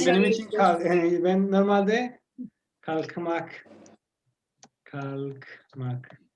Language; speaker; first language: Turkish; non-native, learner; Spanish